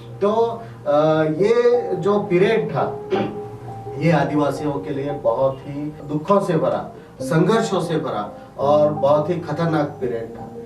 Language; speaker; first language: Hindi; non-native, local second language; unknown